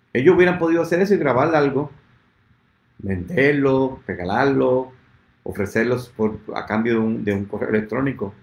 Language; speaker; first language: Spanish; native; Spanish